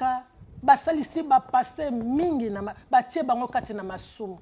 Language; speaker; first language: Lingala; native; Lingala